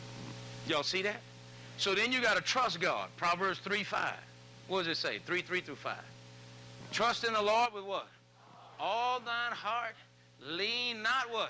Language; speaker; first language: English; native; English